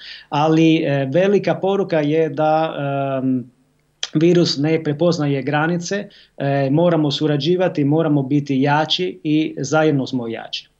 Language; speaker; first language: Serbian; non-native, fluent; Italian